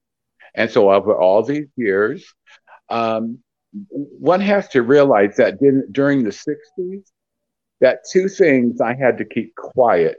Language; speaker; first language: English; native; English